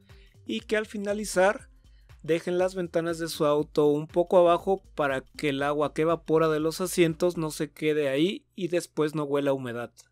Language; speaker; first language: Spanish; native; Spanish